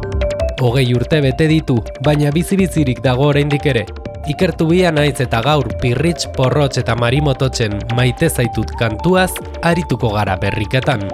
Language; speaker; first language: Basque; native; Basque